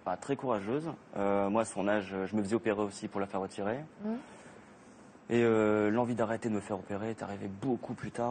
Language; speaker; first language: French; native; French